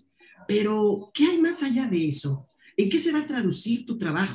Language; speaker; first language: Spanish; native; Spanish